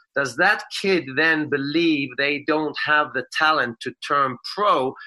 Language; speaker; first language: English; non-native, fluent; Swedish